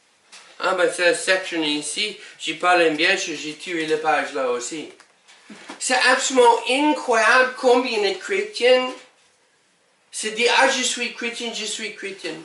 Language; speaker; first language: French; non-native, learner; English